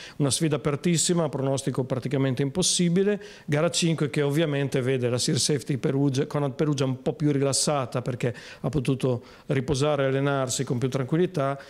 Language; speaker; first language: Italian; native; Italian